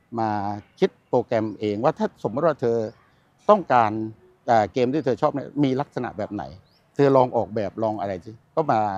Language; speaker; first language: Thai; native; Thai